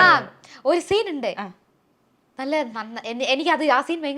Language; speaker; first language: Malayalam; non-native, local second language; Tamil